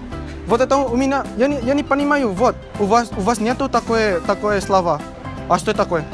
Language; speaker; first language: Russian; non-native, learner; Indonesian